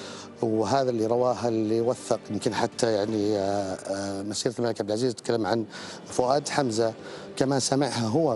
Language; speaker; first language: Arabic; native; Arabic